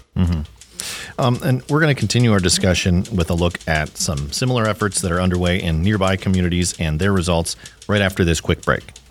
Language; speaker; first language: English; native; English